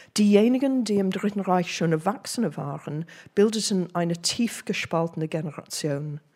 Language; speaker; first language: German; non-native, fluent; English